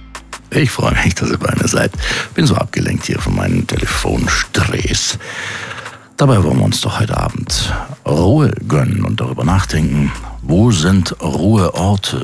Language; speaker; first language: German; native; German